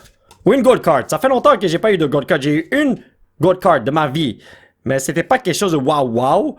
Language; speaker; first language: French; native; French